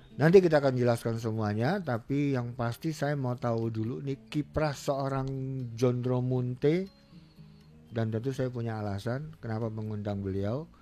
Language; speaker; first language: Indonesian; native; Indonesian